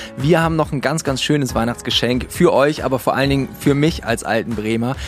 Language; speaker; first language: German; native; German